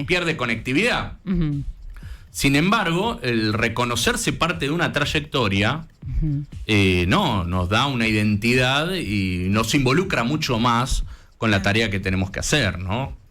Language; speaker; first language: Spanish; native; Spanish